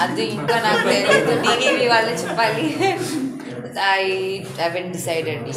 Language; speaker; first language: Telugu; non-native, learner; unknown